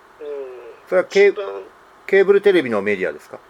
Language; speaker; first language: Japanese; native; Japanese